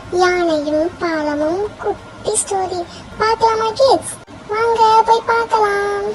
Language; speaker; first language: Tamil; native; Tamil